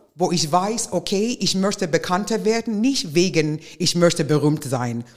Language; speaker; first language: German; non-native, fluent; English